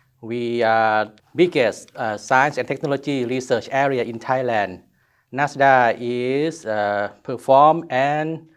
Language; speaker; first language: English; non-native, learner; Thai